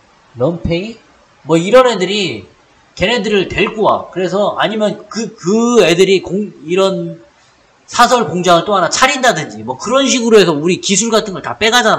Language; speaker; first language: Korean; native; Korean